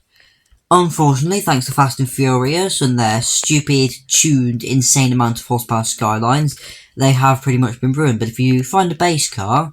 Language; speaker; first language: English; native; English